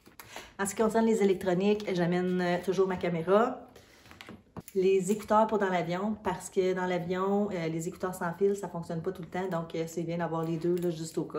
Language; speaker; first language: French; native; French